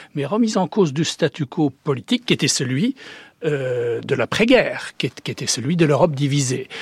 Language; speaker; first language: French; early bilingual, heritage; Czech